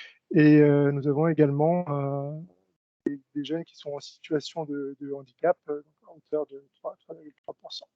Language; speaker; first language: French; native; French